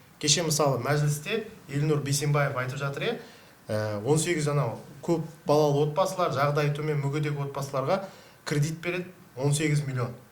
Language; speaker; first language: Kazakh; native; Kazakh